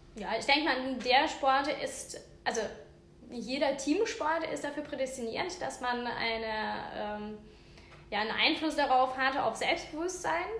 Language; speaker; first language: German; non-native, fluent; Russian